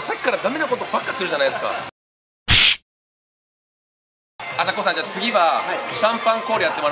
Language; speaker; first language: Japanese; native; Japanese